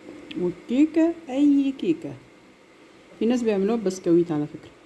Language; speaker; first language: Arabic; native; Arabic